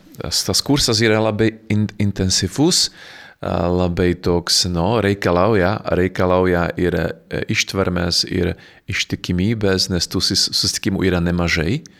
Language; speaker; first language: Lithuanian; non-native, fluent; Slovak